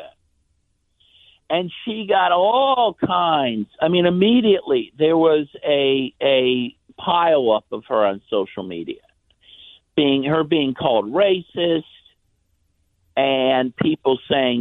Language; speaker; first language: English; native; English